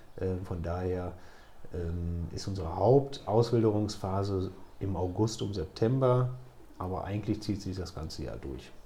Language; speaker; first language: German; native; German